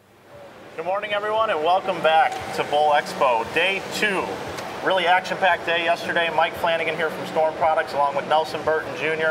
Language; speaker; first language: English; native; English